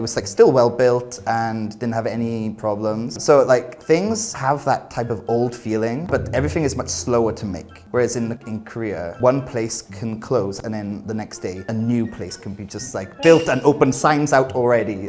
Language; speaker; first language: English; native; English